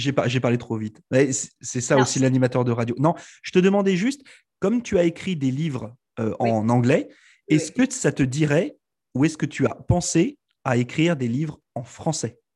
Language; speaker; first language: French; native; French